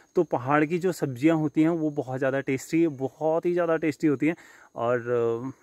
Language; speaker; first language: Hindi; native; Hindi